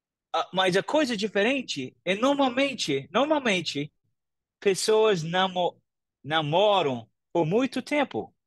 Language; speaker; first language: Portuguese; non-native, fluent; English